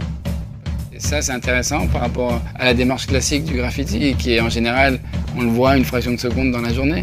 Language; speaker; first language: French; non-native, fluent; Spanish